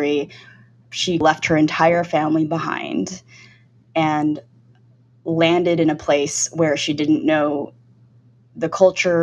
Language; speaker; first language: English; native; English